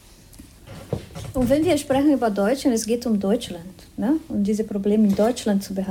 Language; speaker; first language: German; non-native, fluent; Spanish